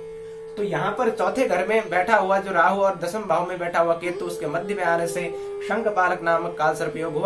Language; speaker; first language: Hindi; native; Hindi